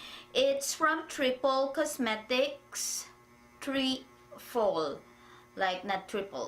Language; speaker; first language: English; non-native, fluent; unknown